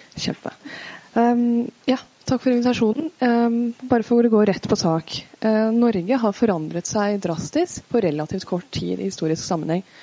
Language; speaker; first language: Norwegian; early bilingual, other home language; Persian